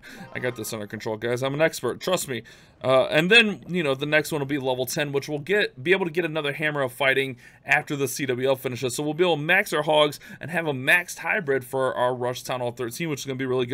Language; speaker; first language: English; native; English